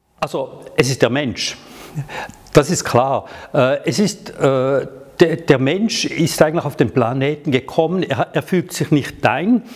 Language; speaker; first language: German; non-native, local second language; French